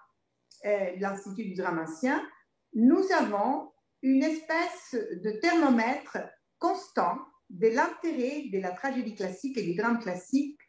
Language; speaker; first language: French; non-native, fluent; Italian